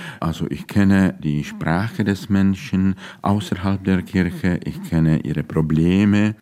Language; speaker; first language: German; non-native, fluent; Czech